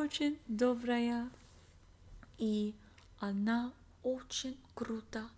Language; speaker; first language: Russian; non-native, learner; English